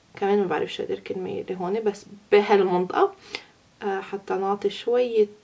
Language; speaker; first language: Arabic; early bilingual, heritage; Arabic